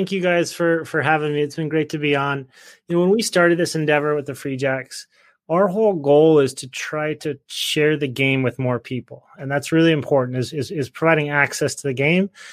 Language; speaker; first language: English; native; English